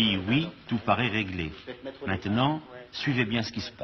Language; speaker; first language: French; native; French